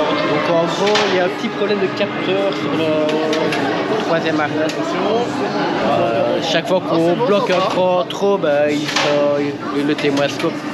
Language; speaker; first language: French; native; French